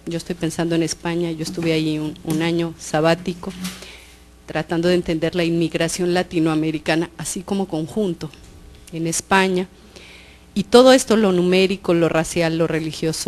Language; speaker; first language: Spanish; native; Spanish